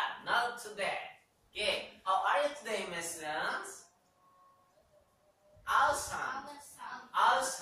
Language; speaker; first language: English; non-native, learner; Indonesian